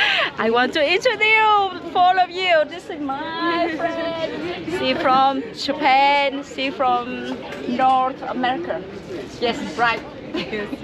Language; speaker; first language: English; non-native, learner; Vietnamese